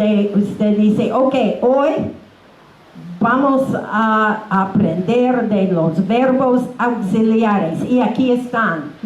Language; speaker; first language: Spanish; non-native, fluent; English